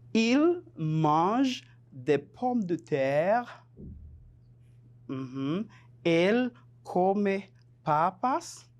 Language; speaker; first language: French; non-native, fluent; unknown